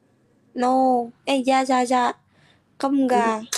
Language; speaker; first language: Vietnamese; non-native, learner; Indonesian